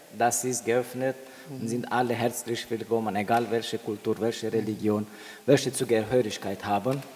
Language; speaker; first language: German; non-native, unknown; Romanian